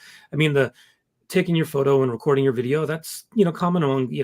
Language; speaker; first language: English; native; English